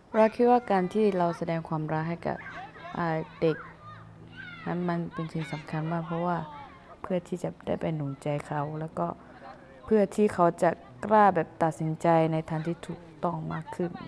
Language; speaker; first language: Thai; non-native, local second language; Akha